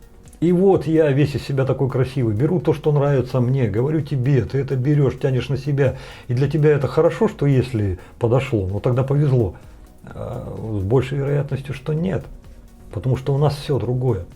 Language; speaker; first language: Russian; native; Russian